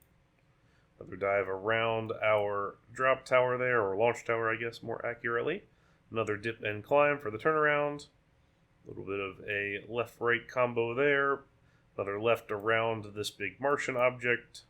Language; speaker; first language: English; native; English